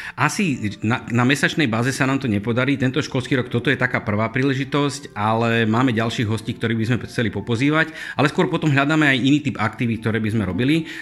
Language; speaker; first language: Slovak; native; Slovak